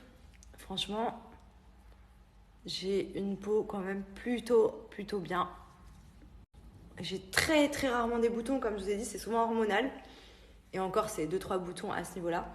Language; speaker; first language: French; native; French